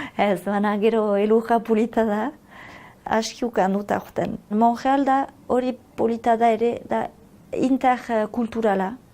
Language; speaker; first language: Basque; native; Basque